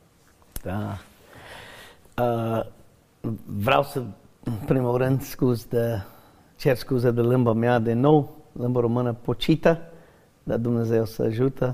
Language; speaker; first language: Romanian; non-native, learner; English